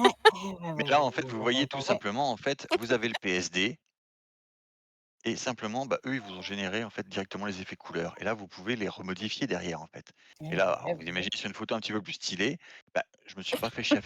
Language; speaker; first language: French; native; French